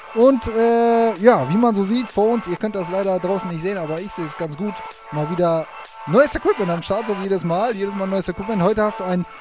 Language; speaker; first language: German; native; German